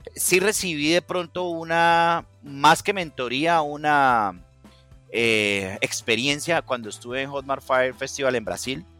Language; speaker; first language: Spanish; native; Spanish